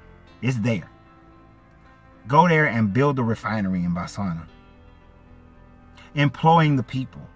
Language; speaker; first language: English; native; English